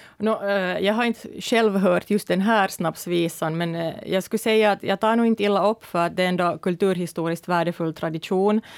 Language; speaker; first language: Swedish; early bilingual, other home language; Russian